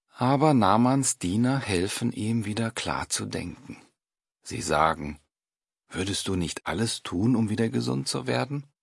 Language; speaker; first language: German; native; German